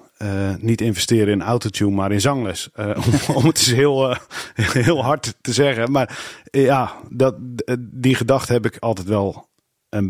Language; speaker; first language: Dutch; native; Dutch